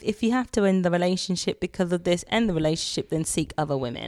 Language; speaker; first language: English; native; English